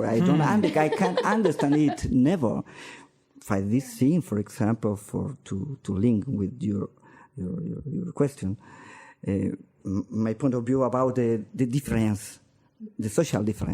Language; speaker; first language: English; non-native, learner; Spanish